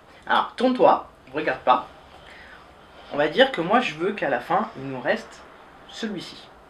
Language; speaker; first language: French; native; French